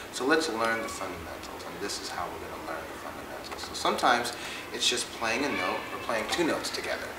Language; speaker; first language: English; native; English